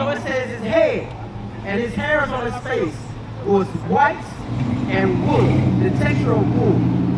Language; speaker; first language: English; native; English